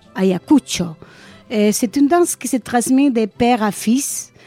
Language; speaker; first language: French; non-native, fluent; Spanish